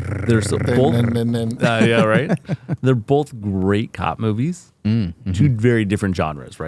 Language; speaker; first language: English; native; English